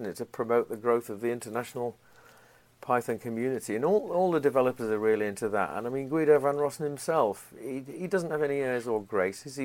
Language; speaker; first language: English; native; English